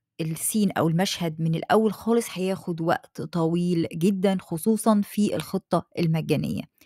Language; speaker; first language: Arabic; native; Arabic